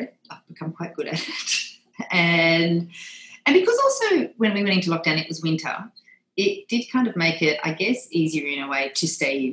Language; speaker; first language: English; native; English